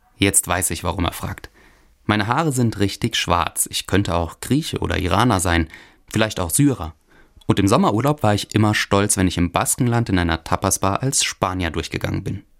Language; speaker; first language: German; native; German